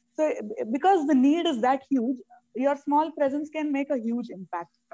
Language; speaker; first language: English; non-native, local second language; Malayalam